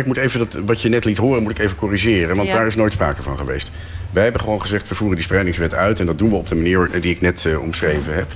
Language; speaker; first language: Dutch; native; Dutch